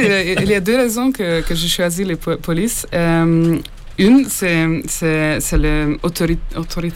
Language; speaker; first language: French; non-native, learner; Hungarian